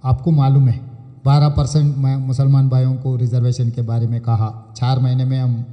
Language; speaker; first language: Hindi; non-native, local second language; Telugu